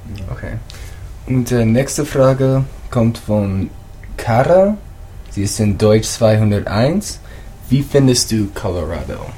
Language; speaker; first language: German; non-native, learner; English